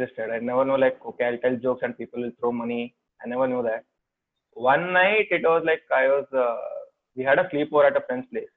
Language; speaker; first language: English; non-native, local second language; Kannada